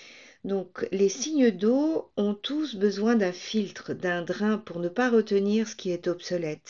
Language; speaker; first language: French; native; French